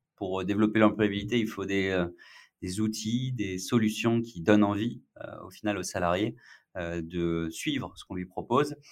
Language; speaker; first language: French; native; French